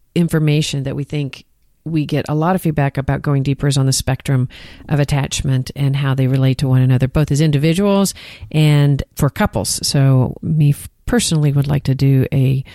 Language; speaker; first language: English; native; English